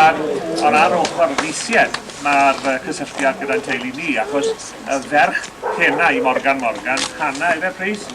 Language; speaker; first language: Welsh; native; Welsh